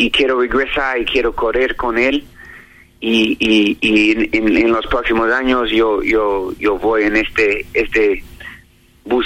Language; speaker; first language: Spanish; non-native, learner; English